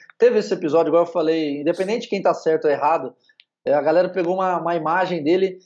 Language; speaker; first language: Portuguese; native; Portuguese